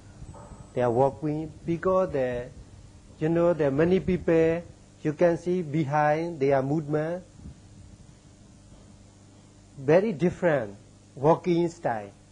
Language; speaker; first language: English; non-native, learner; Burmese